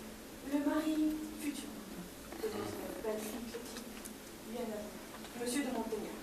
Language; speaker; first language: French; non-native, learner; Spanish